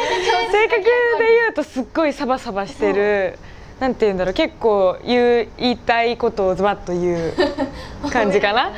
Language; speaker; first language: Japanese; native; Japanese